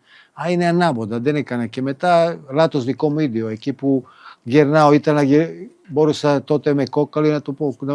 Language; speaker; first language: Greek; non-native, fluent; Serbian